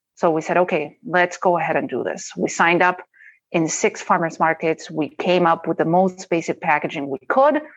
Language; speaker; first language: English; non-native, fluent; Spanish